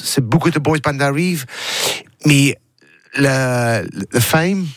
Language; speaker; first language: French; non-native, learner; English